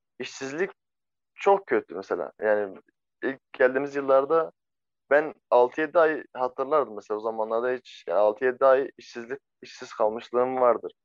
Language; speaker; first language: Turkish; non-native, fluent; Arabic